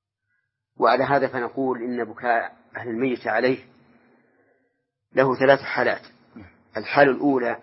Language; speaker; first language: Arabic; native; Arabic